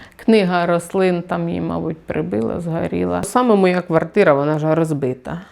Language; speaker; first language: Ukrainian; native; Ukrainian